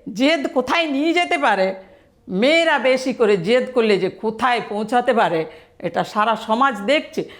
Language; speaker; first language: Bangla; non-native, fluent; Telugu